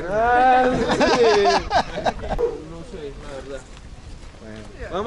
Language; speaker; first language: Spanish; native; Spanish